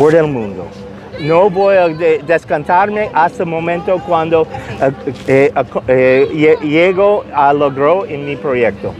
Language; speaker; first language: Spanish; non-native, learner; English